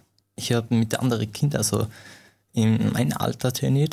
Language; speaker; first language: German; non-native, fluent; Persian